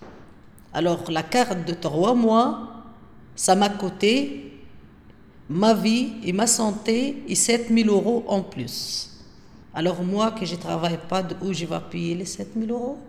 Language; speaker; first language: French; non-native, local second language; Arabic